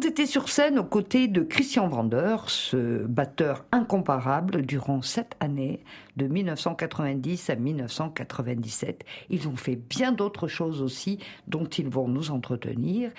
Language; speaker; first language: French; native; French